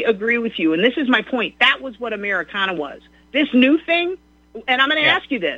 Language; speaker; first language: English; native; English